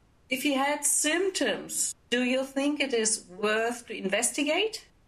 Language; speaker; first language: English; non-native, fluent; Portuguese